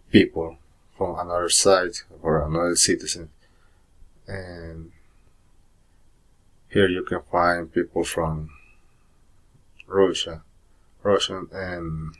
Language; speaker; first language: English; non-native, learner; Spanish